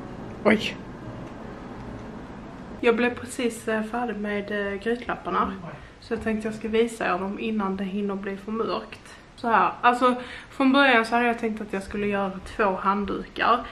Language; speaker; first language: Swedish; native; Swedish